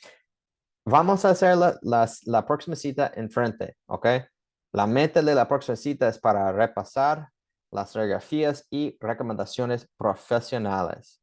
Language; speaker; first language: Spanish; early bilingual, heritage; English